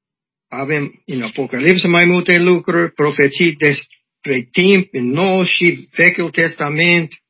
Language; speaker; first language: Romanian; non-native, learner; English